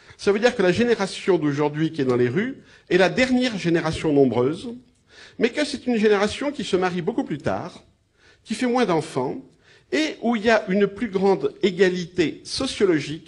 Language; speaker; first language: French; native; French